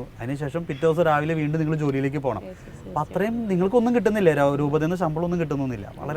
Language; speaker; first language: Malayalam; native; Malayalam